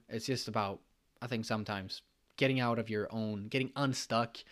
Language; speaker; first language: English; non-native, fluent; Swedish